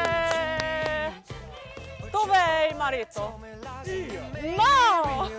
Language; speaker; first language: Italian; non-native, learner; Korean